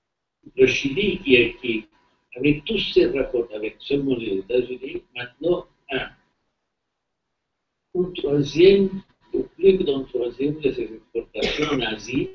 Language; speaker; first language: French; non-native, fluent; Spanish